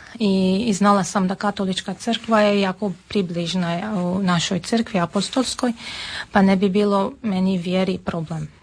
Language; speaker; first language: Serbian; non-native, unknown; Armenian